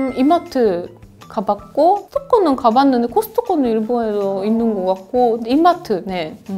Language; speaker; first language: Korean; non-native, fluent; Japanese